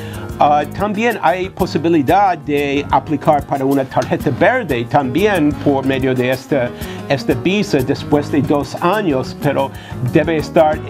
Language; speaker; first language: Spanish; non-native, fluent; English